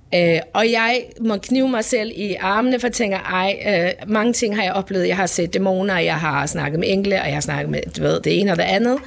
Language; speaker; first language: Danish; non-native, local second language; Faroese